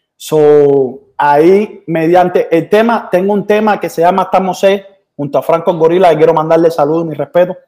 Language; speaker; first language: Spanish; native; Spanish